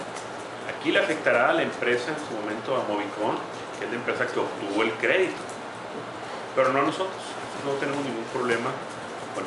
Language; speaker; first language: Spanish; native; Spanish